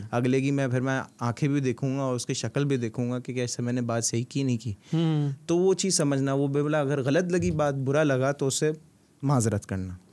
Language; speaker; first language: Urdu; native; Urdu